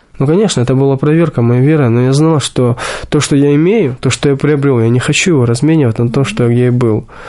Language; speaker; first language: Russian; native; Russian